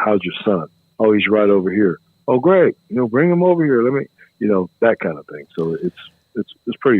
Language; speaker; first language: English; native; English